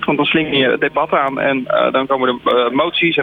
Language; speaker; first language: Dutch; native; Dutch